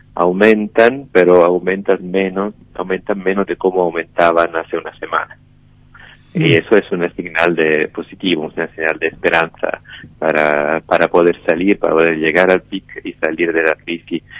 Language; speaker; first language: Spanish; non-native, fluent; Italian